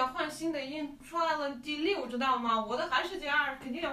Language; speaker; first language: Chinese; non-native, learner; Russian